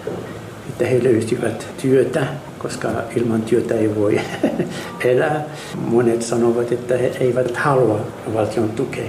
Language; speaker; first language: Finnish; non-native, learner; Arabic